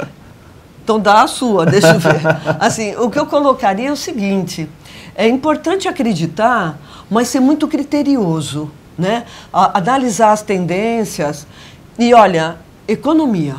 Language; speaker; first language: Portuguese; native; Portuguese